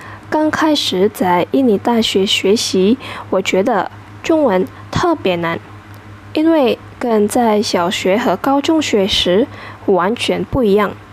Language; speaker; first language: Chinese; non-native, fluent; Indonesian